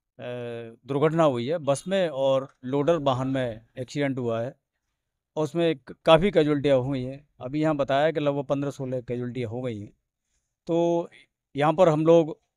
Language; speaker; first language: Hindi; native; Hindi